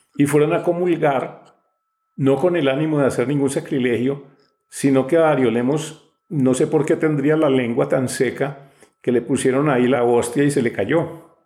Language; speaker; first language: Spanish; native; Spanish